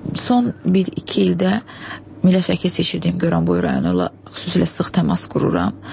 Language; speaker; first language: Azerbaijani; native; Azerbaijani